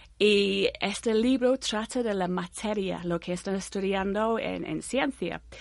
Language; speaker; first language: Spanish; non-native, fluent; English